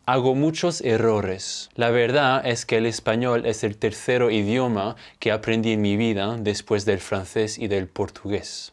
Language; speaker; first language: Spanish; non-native, fluent; French